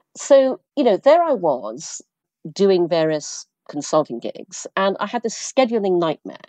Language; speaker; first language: English; early bilingual, other home language; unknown